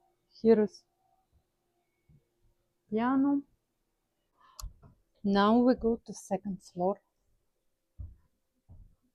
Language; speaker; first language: English; non-native, learner; Russian